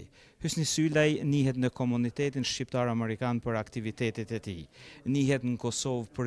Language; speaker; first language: Albanian; native; Albanian